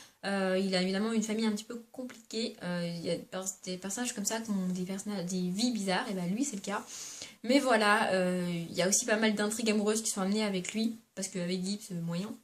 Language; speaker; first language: French; native; French